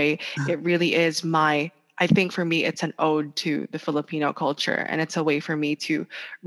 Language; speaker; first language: English; non-native, local second language; Hiligaynon